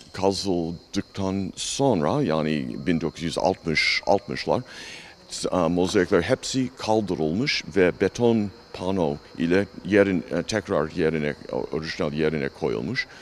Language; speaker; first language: Turkish; non-native, fluent; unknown